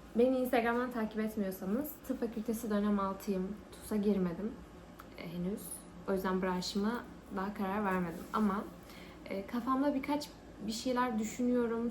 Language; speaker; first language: Turkish; early bilingual, heritage; Turkish